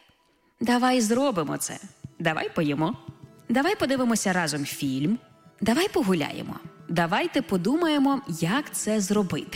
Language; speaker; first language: Ukrainian; native; Ukrainian